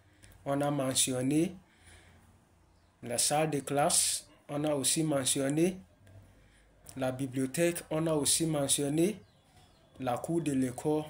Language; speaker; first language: French; non-native, learner; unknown